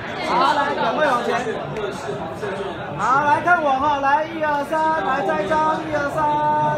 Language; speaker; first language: Chinese; native; Chinese